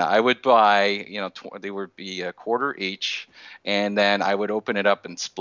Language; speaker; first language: English; native; English